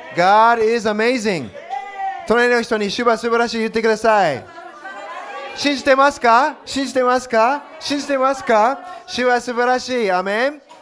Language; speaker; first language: Japanese; non-native, fluent; English